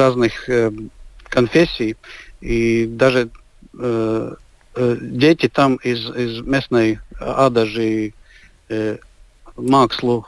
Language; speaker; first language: Russian; non-native, local second language; Latvian